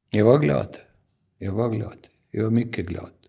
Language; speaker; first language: Swedish; non-native, learner; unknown